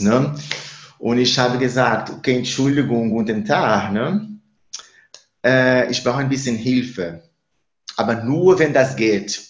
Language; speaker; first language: German; non-native, fluent; Spanish